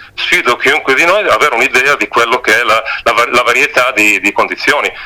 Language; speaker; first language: Italian; native; Italian